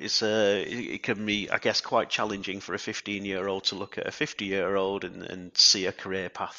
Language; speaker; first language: English; native; English